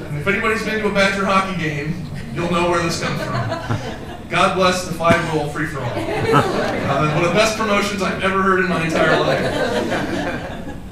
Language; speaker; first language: English; native; English